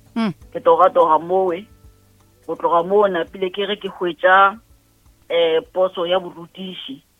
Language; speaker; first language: Northern Sotho; native; Northern Sotho